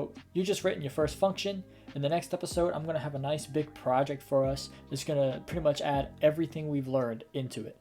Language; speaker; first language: English; native; English